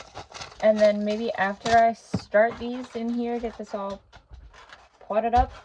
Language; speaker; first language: English; native; English